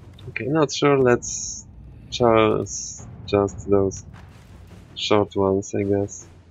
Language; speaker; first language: English; non-native, fluent; Polish